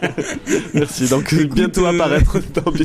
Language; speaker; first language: French; native; French